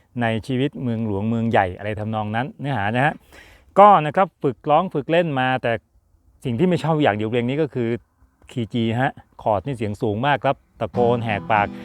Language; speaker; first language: Thai; native; Thai